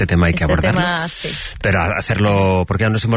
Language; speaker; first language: Spanish; native; Spanish